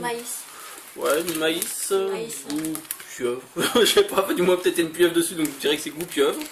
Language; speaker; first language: French; native; French